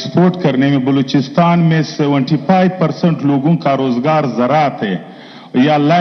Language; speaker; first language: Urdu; non-native, local second language; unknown